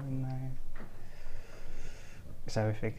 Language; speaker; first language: German; non-native, learner; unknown